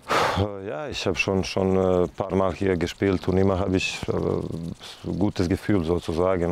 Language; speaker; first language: German; non-native, fluent; Serbian